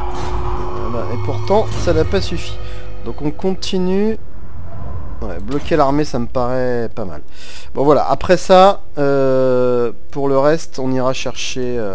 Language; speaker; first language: French; native; French